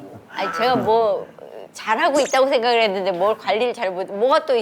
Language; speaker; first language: Korean; native; Korean